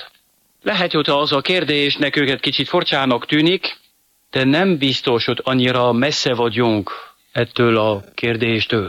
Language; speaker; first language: Hungarian; non-native, fluent; French